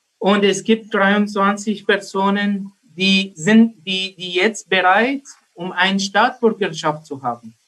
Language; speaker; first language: German; non-native, learner; Arabic